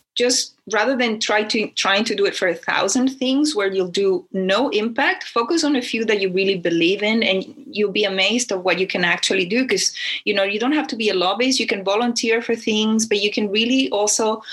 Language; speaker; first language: English; non-native, fluent; Spanish